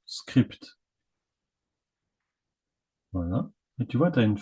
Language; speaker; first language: French; native; French